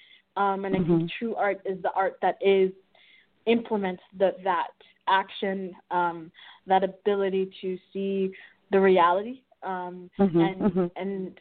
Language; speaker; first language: English; native; English